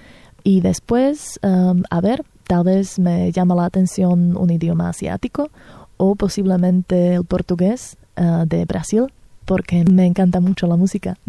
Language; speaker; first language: Spanish; non-native, fluent; Slovak